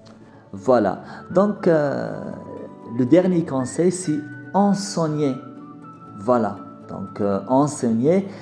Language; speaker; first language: French; non-native, fluent; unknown